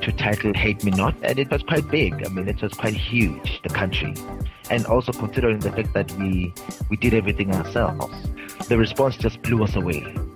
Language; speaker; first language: English; non-native, local second language; Zulu